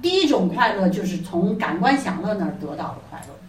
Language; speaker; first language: Chinese; native; Chinese